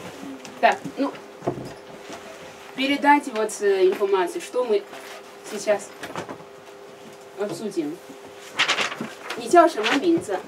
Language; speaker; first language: Russian; non-native, learner; Chinese